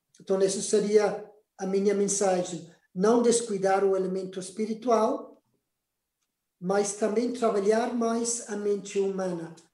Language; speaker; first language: Portuguese; non-native, fluent; Spanish